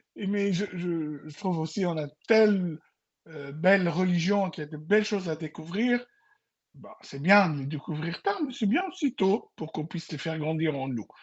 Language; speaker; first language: French; non-native, local second language; Arabic